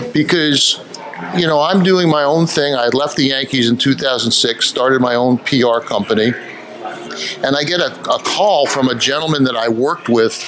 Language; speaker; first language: English; native; English